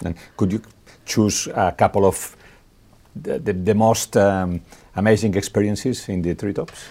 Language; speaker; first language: English; non-native, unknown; Catalan